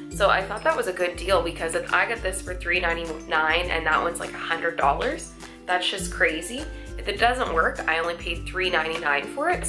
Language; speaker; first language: English; native; English